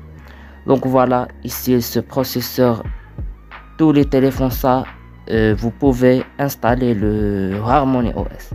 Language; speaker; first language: French; non-native, learner; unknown